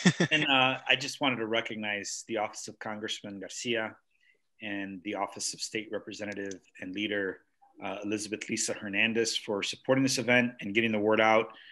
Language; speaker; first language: English; early bilingual, other home language; Spanish